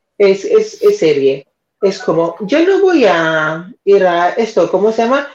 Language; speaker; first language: Spanish; non-native, fluent; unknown